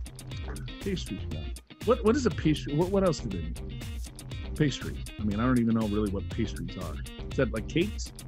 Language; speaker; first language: English; native; English